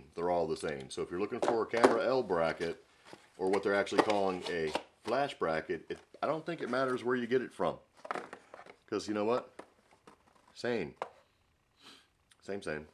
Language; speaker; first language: English; native; English